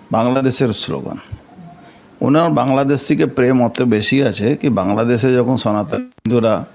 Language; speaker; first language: Bangla; non-native, local second language; Hindi